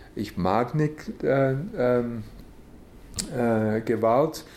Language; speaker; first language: German; non-native, fluent; English